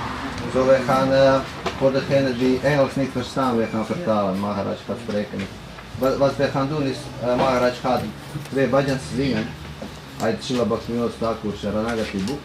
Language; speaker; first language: Dutch; non-native, fluent; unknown